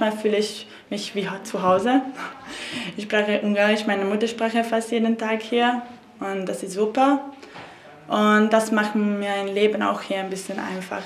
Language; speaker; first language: German; non-native, fluent; Hungarian